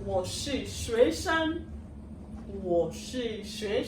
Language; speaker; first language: Chinese; non-native, fluent; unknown